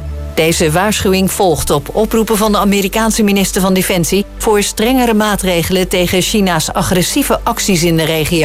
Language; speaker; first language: Dutch; native; Dutch